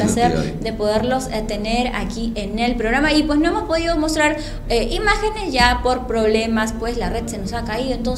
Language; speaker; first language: Spanish; native; Spanish